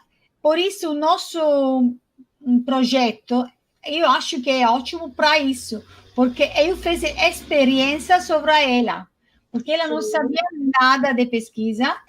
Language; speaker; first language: Portuguese; non-native, fluent; Italian